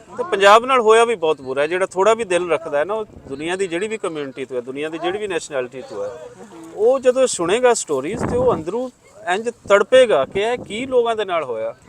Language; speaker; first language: Punjabi; native; Punjabi